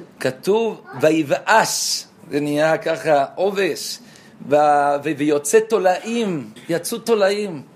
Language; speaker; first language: Hebrew; non-native, fluent; Spanish